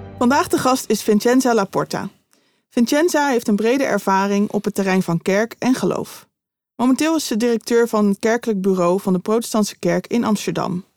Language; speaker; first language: Dutch; native; Dutch